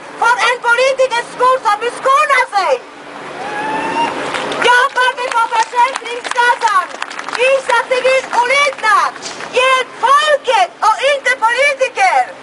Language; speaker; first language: Swedish; non-native, fluent; Polish